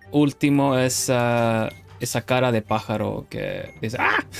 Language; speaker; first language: Spanish; non-native, learner; Dutch